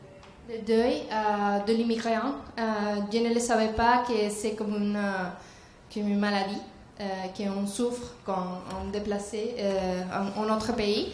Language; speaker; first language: French; non-native, learner; Spanish